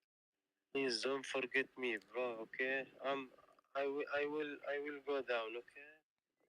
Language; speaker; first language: English; non-native, learner; Arabic